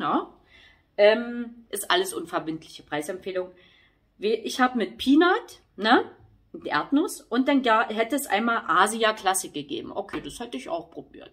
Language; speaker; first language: German; native; German